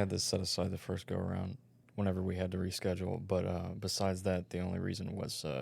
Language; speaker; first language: English; native; English